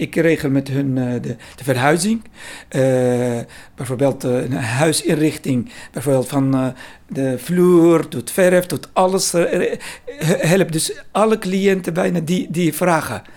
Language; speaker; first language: Dutch; non-native, learner; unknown